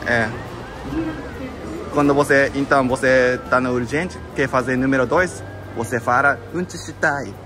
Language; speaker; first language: Portuguese; non-native, fluent; Japanese